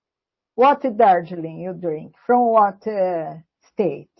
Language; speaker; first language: English; non-native, learner; Portuguese